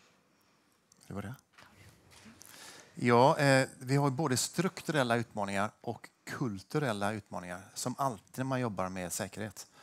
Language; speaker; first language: Swedish; native; Swedish